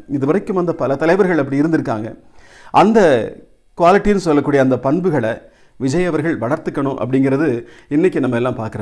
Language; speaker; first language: Tamil; native; Tamil